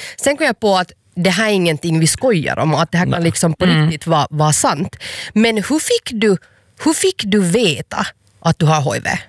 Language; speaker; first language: Swedish; native; Swedish